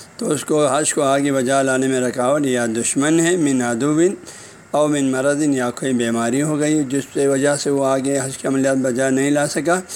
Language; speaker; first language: Urdu; non-native, local second language; Balti